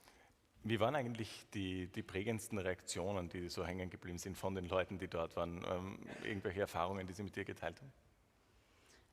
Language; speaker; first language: German; native; German